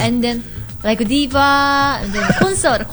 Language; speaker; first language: English; non-native, learner; Korean